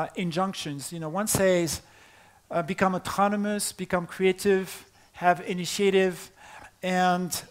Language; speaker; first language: English; non-native, fluent; French